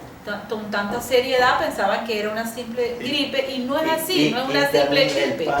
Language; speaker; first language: Spanish; native; Spanish